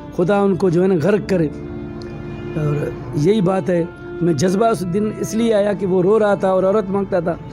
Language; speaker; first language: Urdu; non-native, local second language; Sindhi